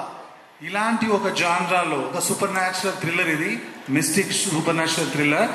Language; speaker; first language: Telugu; native; Telugu